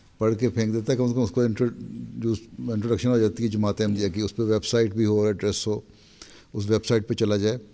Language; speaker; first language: Urdu; native; Urdu